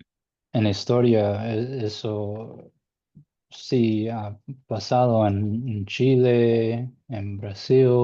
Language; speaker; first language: Spanish; non-native, learner; English